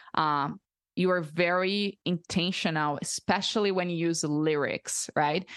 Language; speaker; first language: English; non-native, fluent; Portuguese